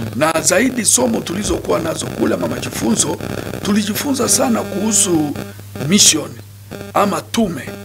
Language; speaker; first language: Swahili; non-native, local second language; Nande